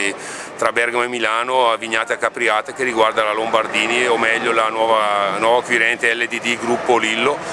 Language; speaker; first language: Italian; native; Italian